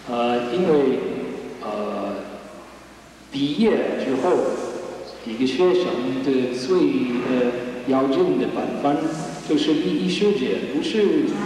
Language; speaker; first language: Chinese; non-native, learner; English